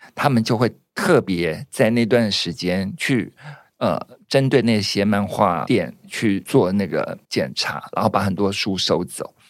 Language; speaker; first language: Chinese; native; Chinese